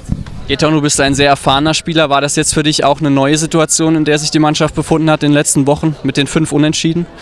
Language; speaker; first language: German; native; German